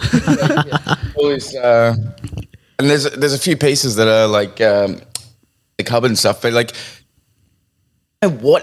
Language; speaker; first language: English; native; English